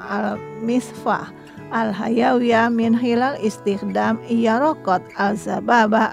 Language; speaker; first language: Arabic; non-native, fluent; Indonesian